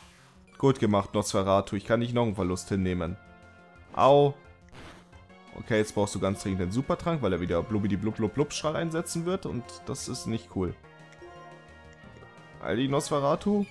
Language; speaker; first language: German; native; German